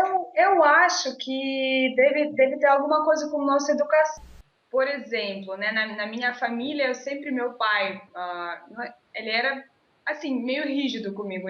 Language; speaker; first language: Portuguese; non-native, fluent; Russian